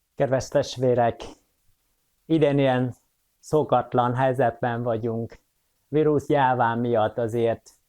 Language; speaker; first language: Hungarian; non-native, fluent; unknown